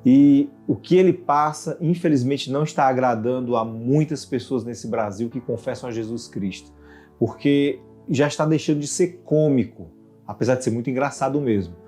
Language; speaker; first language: Portuguese; native; Portuguese